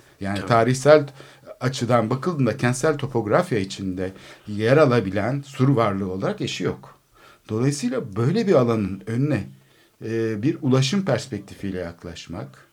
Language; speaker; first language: Turkish; native; Turkish